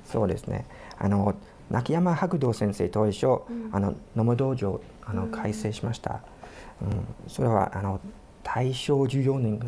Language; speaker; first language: Japanese; non-native, fluent; English